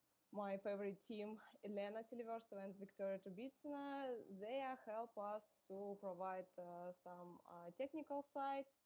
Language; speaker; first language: English; non-native, fluent; Russian